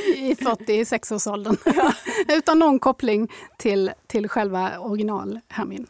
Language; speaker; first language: Swedish; native; Swedish